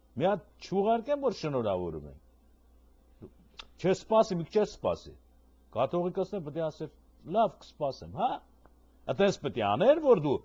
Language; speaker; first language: Armenian; native; Armenian